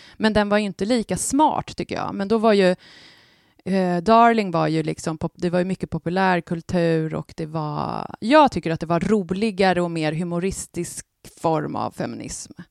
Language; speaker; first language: Swedish; native; Swedish